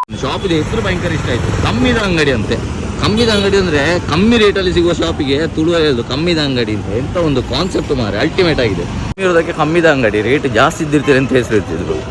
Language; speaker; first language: Kannada; non-native, local second language; Tulu